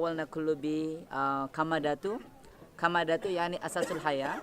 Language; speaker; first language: Arabic; non-native, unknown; Indonesian